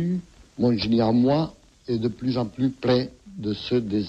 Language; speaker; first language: French; non-native, fluent; Spanish